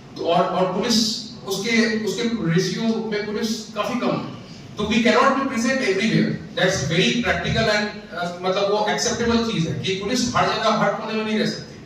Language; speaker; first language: Hindi; native; Hindi